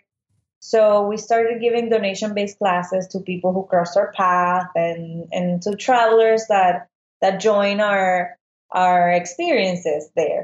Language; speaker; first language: English; non-native, fluent; Spanish